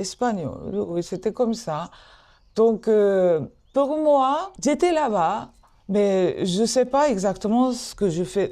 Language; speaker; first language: French; non-native, fluent; Japanese